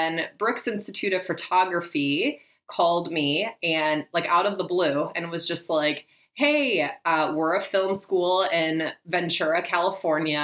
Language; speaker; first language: English; native; English